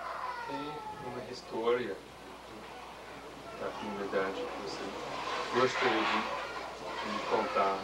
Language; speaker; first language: Portuguese; non-native, fluent; English